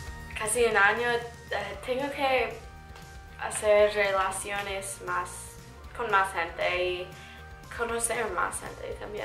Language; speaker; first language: Spanish; non-native, learner; English